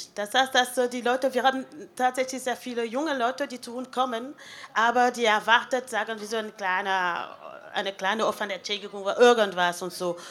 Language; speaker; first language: German; non-native, fluent; French